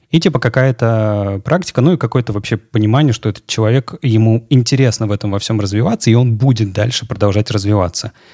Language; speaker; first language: Russian; native; Russian